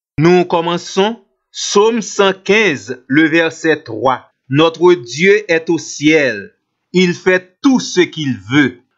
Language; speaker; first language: French; non-native, local second language; Haitian Creole